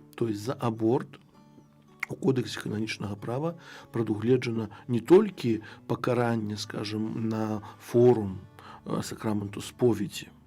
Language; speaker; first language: Belarusian; non-native, local second language; Russian